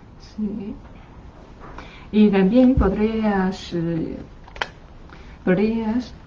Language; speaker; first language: Spanish; non-native, learner; Chinese